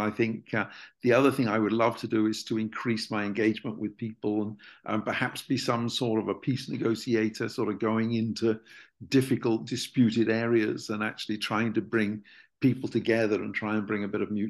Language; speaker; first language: English; native; English